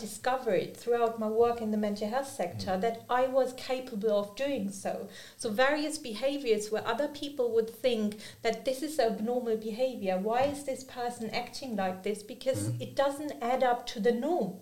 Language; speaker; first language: English; non-native, fluent; German